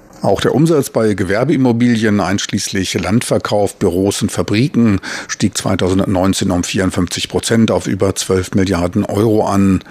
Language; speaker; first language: German; native; German